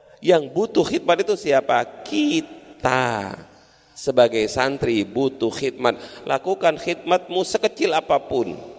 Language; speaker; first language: Indonesian; non-native, local second language; Madurese